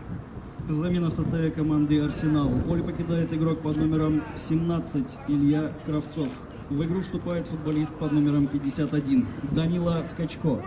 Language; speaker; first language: Russian; native; Russian